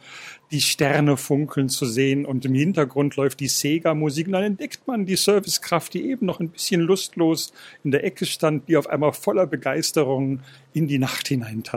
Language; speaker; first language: German; native; German